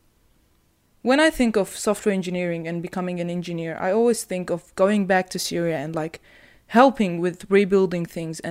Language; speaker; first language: English; non-native, fluent; Arabic